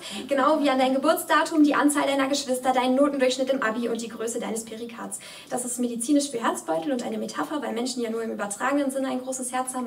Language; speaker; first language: German; native; German